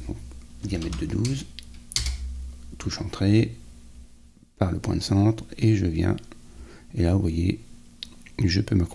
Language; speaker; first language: French; native; French